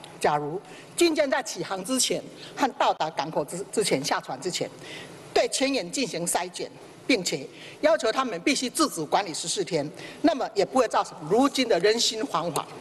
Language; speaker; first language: Chinese; native; Chinese